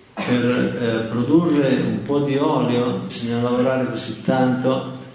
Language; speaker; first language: Italian; native; Italian